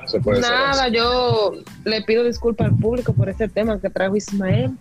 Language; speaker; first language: Spanish; native; Spanish